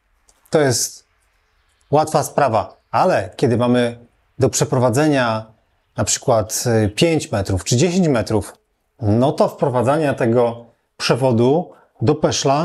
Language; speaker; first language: Polish; native; Polish